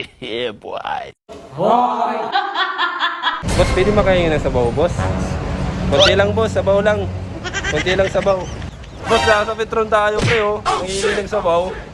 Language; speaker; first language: Filipino; non-native, local second language; Bikol